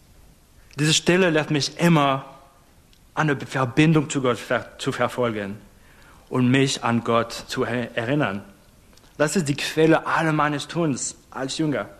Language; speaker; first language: German; non-native, fluent; English